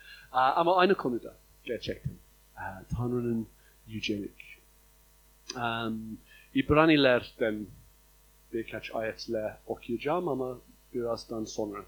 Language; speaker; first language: Turkish; non-native, fluent; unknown